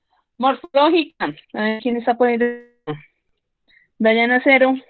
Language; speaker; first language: Spanish; native; Spanish